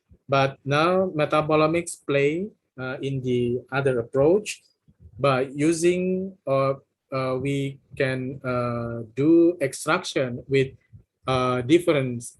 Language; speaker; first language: English; non-native, fluent; Indonesian